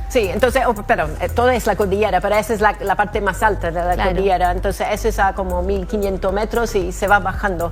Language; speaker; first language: Spanish; non-native, fluent; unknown